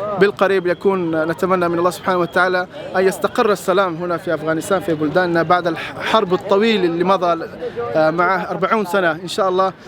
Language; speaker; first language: Arabic; non-native, fluent; Persian